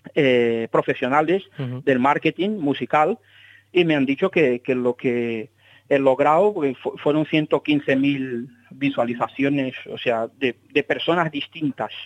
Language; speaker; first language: Spanish; early bilingual, other home language; Portuguese